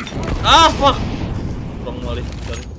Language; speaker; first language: English; non-native, learner; Sundanese